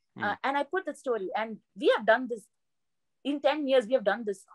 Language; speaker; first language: English; non-native, local second language; Malayalam